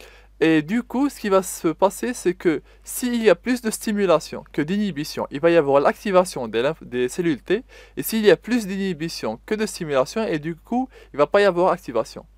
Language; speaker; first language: French; non-native, local second language; Arabic